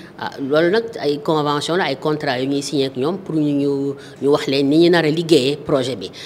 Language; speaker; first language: Wolof; native; Wolof